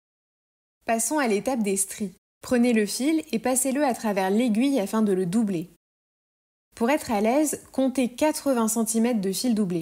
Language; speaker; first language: French; native; French